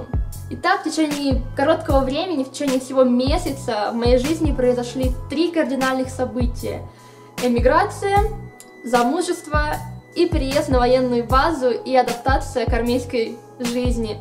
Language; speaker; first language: Russian; native; Russian